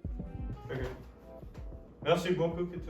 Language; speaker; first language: French; non-native, learner; English